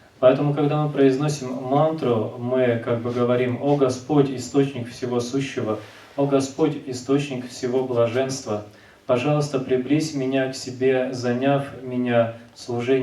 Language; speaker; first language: Russian; native; Russian